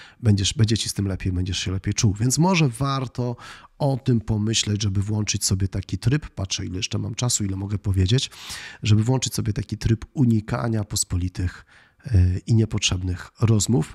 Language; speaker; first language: Polish; native; Polish